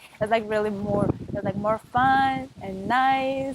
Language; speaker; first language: English; non-native, fluent; Mongolian